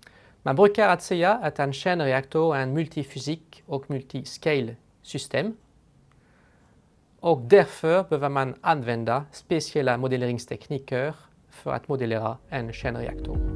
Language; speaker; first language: Swedish; non-native, fluent; French